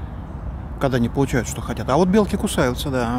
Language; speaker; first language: Russian; native; Russian